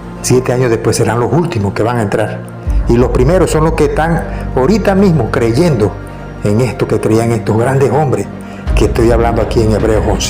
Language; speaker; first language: Spanish; native; Spanish